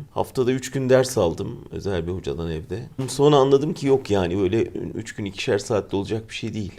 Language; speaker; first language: Turkish; native; Turkish